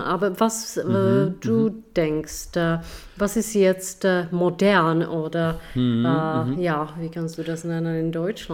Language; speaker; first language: German; non-native, fluent; Czech